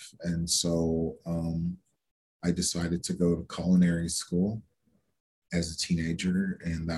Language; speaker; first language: English; native; English